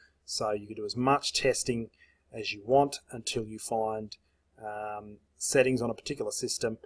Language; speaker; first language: English; native; English